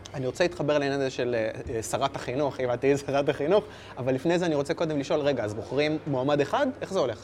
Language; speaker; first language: Hebrew; native; Hebrew